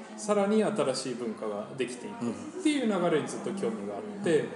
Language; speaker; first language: Japanese; early bilingual, other home language; Spanish